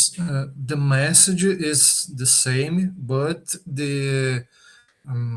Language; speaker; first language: English; non-native, learner; Portuguese